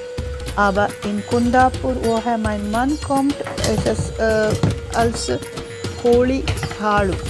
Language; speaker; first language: German; non-native, learner; Tulu